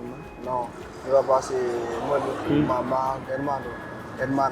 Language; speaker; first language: Spanish; non-native, learner; Haitian Creole